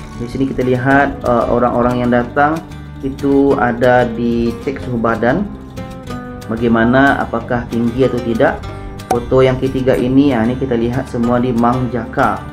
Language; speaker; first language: Malay; native; Malay